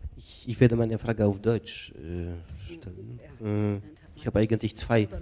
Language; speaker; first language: German; non-native, fluent; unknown